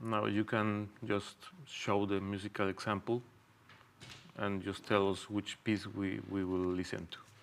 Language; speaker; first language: English; non-native, fluent; Spanish